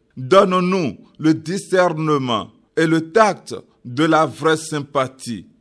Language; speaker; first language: French; non-native, local second language; Yoruba